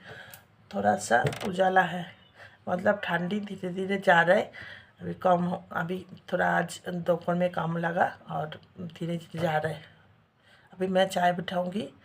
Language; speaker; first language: Hindi; non-native, local second language; Bangla